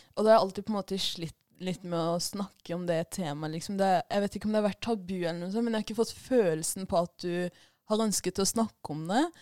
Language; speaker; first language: Norwegian; early bilingual, other home language; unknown